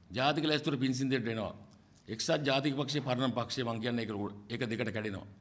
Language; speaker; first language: Sinhala; native; Sinhala